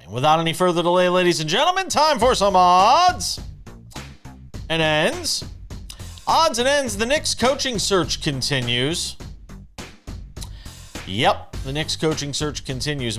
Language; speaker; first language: English; native; English